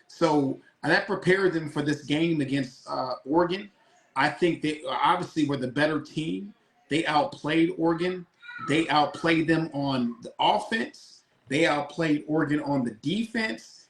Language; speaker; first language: English; native; English